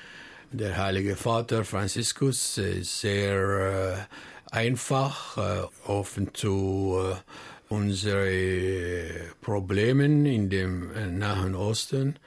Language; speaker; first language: German; non-native, fluent; Arabic